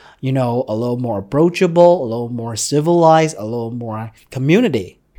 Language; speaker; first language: English; non-native, fluent; Vietnamese